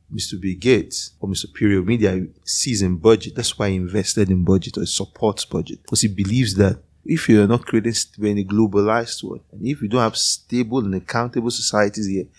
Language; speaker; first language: English; non-native, local second language; Yoruba